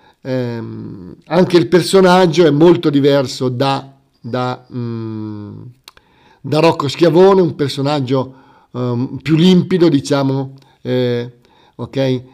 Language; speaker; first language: Italian; native; Italian